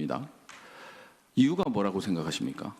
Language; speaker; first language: Korean; native; Korean